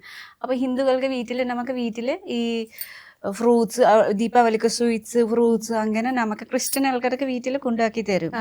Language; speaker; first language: Malayalam; non-native, fluent; Nepali